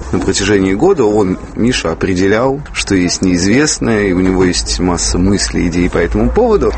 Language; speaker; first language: Russian; native; Russian